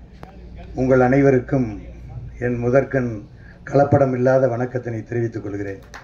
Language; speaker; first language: Tamil; native; Tamil